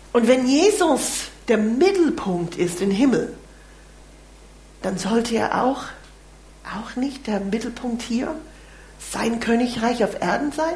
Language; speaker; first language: German; non-native, fluent; English